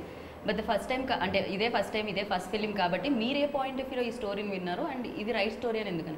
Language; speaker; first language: Telugu; native; Telugu